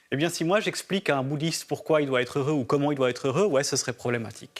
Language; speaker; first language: French; native; French